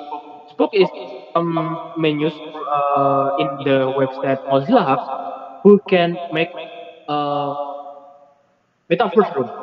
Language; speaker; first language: English; non-native, learner; Indonesian